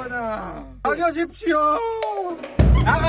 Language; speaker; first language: Korean; non-native, fluent; Spanish